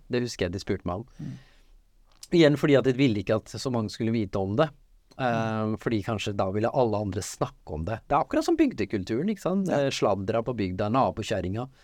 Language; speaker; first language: Norwegian; early bilingual, other home language; Urdu